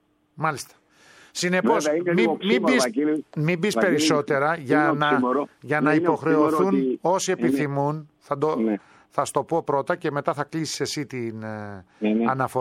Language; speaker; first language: Greek; native; Greek